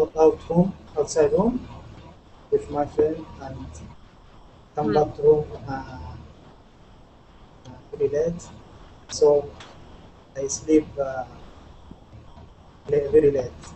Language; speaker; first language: English; non-native, learner; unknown